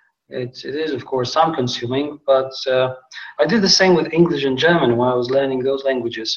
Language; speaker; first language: English; non-native, fluent; Polish